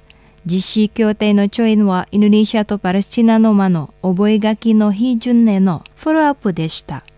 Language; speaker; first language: Japanese; non-native, fluent; Indonesian